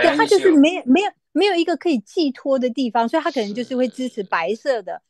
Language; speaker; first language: Chinese; native; Chinese